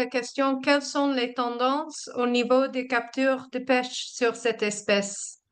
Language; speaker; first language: French; non-native, fluent; English